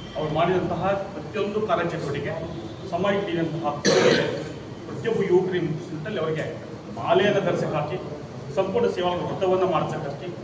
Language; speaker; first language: Kannada; non-native, local second language; Lambadi